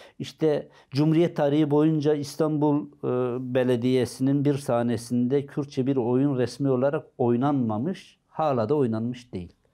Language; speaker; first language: Turkish; non-native, local second language; Zaza